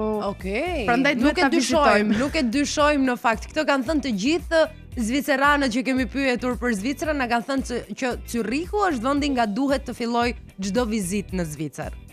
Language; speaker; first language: Albanian; native; Albanian